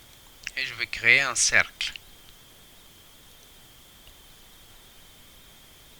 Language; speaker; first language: French; non-native, fluent; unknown